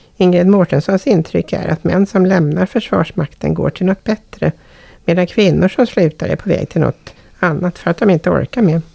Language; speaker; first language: Swedish; native; Swedish